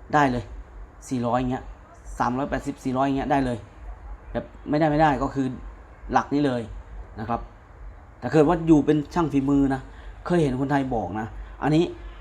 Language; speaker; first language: Thai; native; Thai